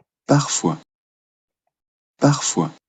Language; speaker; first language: French; non-native, learner; Spanish